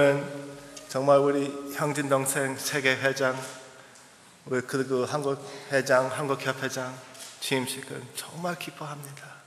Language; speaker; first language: Korean; early bilingual, heritage; English